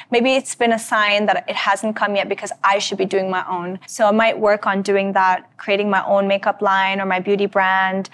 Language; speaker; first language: English; native; English